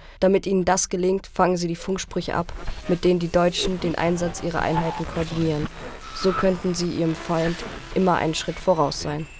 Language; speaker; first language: German; native; German